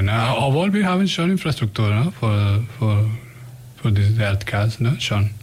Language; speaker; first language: German; non-native, fluent; Spanish